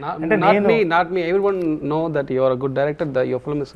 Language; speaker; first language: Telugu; non-native, learner; Tamil